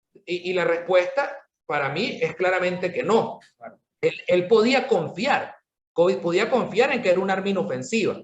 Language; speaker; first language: Spanish; native; Spanish